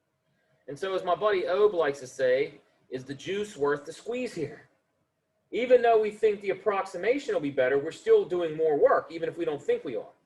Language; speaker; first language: English; native; English